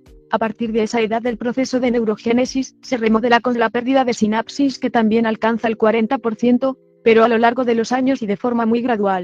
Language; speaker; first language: Spanish; native; Spanish